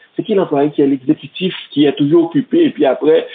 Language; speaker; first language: French; non-native, local second language; Haitian Creole